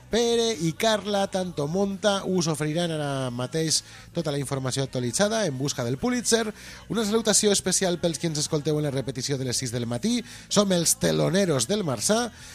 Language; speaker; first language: Catalan; native; Catalan